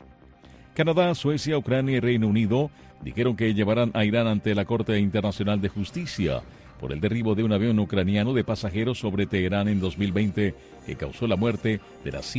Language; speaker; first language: Spanish; native; Spanish